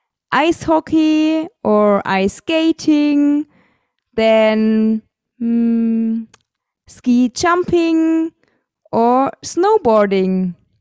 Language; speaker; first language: English; non-native, fluent; German